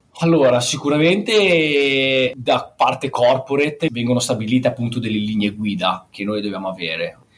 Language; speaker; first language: Italian; native; Italian